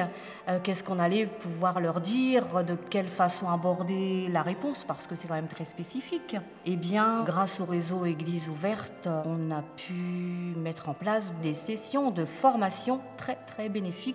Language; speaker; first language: French; native; French